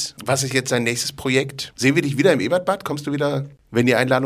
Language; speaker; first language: German; native; German